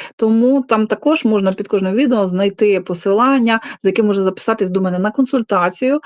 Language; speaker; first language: Ukrainian; non-native, local second language; Russian